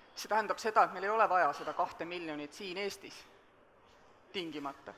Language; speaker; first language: Estonian; native; Estonian